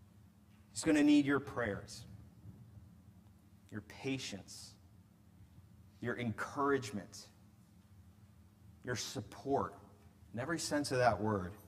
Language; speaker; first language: English; native; English